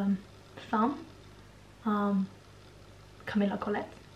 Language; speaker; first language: French; non-native, learner; Norwegian